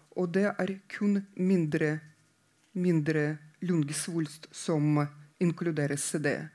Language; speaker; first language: Norwegian; non-native, fluent; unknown